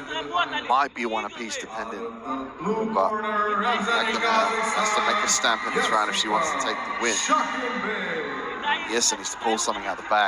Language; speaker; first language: English; native; English